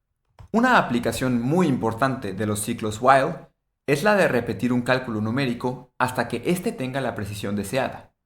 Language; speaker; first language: Spanish; native; Spanish